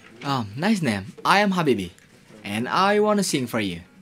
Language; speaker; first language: English; non-native, learner; Indonesian